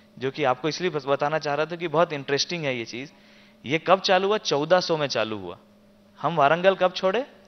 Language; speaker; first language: Hindi; native; Hindi